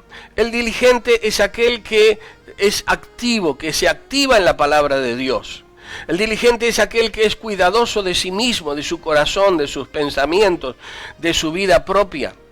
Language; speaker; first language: Spanish; native; Spanish